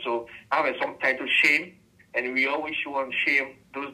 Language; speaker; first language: English; non-native, local second language; Akan